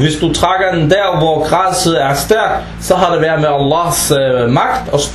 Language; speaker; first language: Danish; non-native, fluent; Arabic